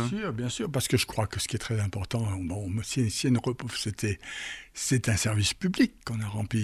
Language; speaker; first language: French; native; French